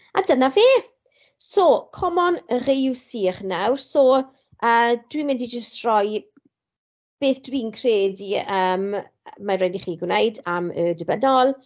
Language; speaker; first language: Welsh; non-native, local second language; English